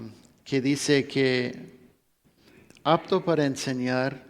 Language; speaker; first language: Spanish; non-native, fluent; English